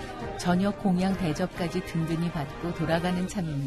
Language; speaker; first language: Korean; native; Korean